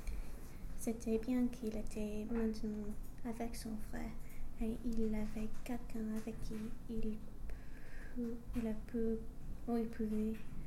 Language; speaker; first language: French; non-native, learner; English